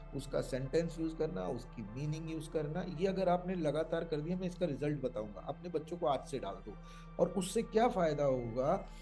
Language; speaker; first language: Hindi; non-native, local second language; Malayalam